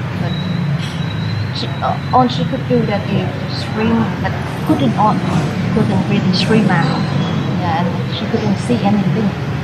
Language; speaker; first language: English; non-native, fluent; Vietnamese